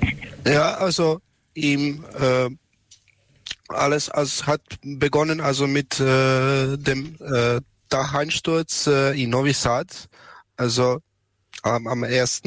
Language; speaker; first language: German; non-native, learner; Serbian